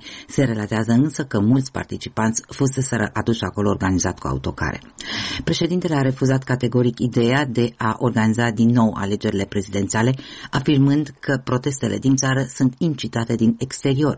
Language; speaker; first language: Romanian; native; Romanian